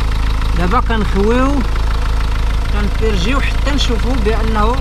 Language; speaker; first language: Arabic; native; Arabic